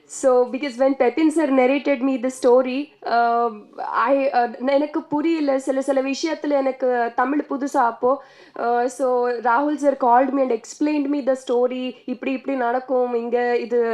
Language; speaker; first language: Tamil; non-native, learner; Telugu